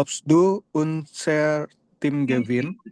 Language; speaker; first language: German; non-native, learner; Indonesian